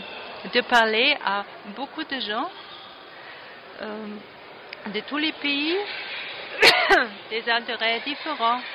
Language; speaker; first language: French; non-native, fluent; German